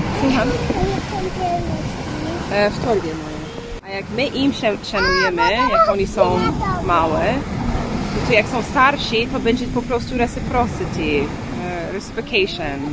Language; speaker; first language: Polish; non-native, learner; English